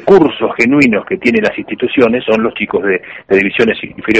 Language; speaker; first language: Spanish; native; Spanish